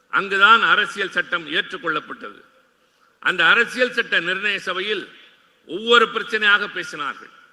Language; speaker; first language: Tamil; native; Tamil